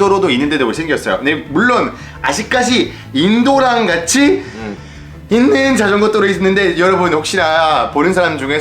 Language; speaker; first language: Korean; non-native, fluent; French